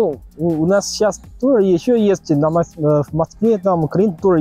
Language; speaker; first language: Russian; non-native, learner; Chinese